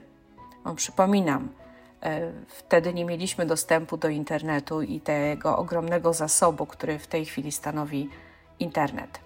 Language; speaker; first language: Polish; native; Polish